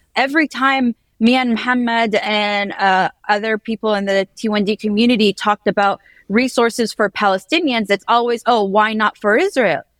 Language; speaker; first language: English; early bilingual, heritage; Arabic